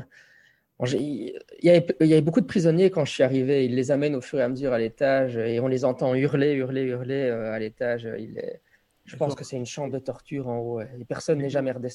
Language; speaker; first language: French; native; French